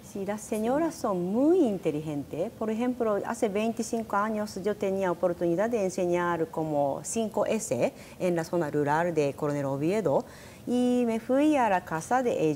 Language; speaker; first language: Spanish; non-native, learner; Japanese